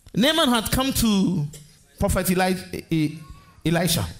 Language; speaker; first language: English; non-native, local second language; Akan